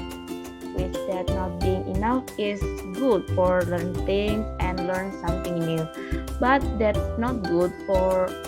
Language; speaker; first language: English; non-native, learner; Indonesian